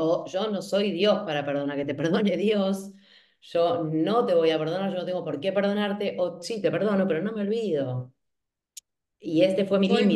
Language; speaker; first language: Spanish; native; Spanish